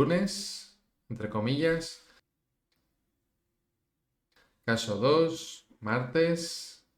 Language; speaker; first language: Spanish; native; Spanish